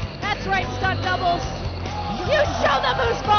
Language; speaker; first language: English; native; English